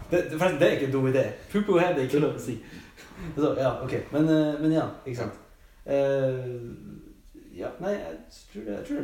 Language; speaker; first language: Norwegian; native; Norwegian